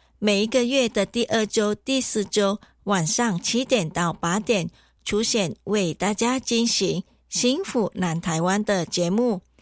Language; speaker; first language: Chinese; native; Chinese